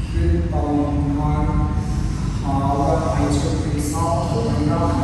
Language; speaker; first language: Vietnamese; non-native, learner; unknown